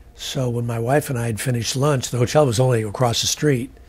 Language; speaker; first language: English; native; English